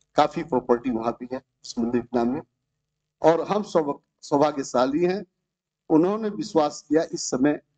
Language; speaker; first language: Hindi; non-native, local second language; Bhojpuri